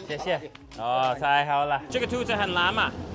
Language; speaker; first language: Chinese; non-native, fluent; English